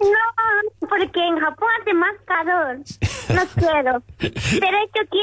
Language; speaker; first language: Spanish; non-native, learner; Japanese